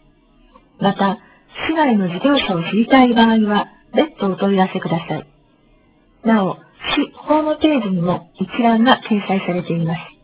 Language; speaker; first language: Japanese; native; Japanese